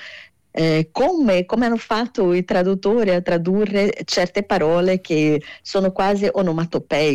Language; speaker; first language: Italian; non-native, fluent; Portuguese